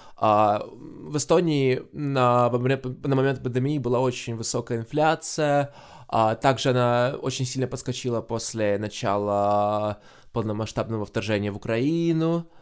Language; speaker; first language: Russian; native; Russian